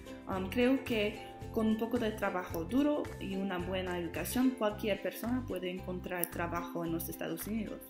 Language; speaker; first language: Spanish; non-native, learner; English